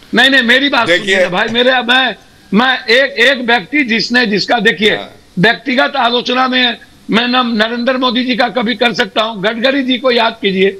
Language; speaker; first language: Hindi; native; Hindi